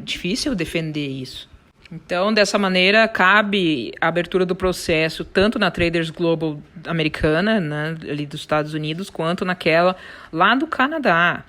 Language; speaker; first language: Portuguese; native; Portuguese